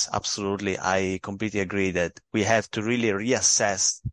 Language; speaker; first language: English; non-native, fluent; Italian